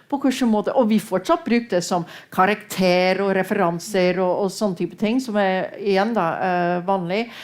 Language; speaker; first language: Norwegian; non-native, fluent; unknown